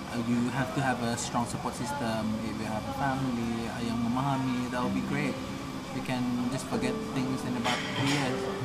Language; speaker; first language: English; non-native, local second language; Malay